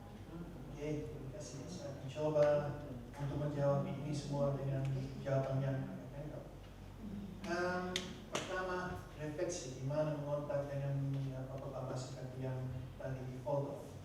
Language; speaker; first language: Indonesian; non-native, fluent; Dutch